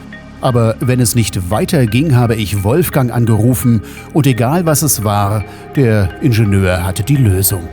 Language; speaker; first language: German; native; German